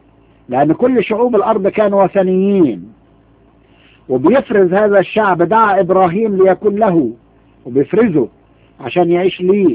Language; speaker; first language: Arabic; native; Arabic